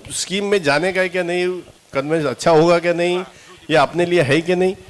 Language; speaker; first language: Hindi; non-native, local second language; Marathi